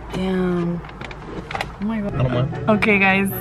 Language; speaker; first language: English; native; English